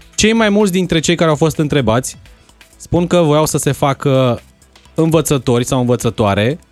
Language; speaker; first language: Romanian; native; Romanian